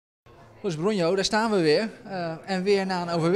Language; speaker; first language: Dutch; native; Dutch